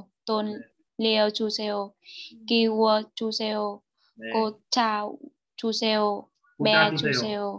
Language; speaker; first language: Korean; non-native, learner; Vietnamese